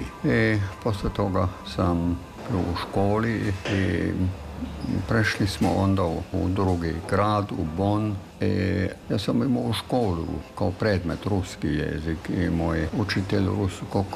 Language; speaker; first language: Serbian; non-native, fluent; German